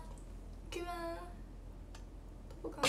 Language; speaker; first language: Japanese; native; Japanese